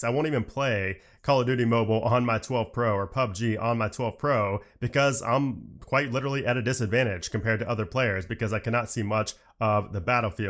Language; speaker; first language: English; native; English